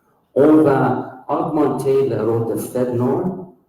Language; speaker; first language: French; non-native, local second language; English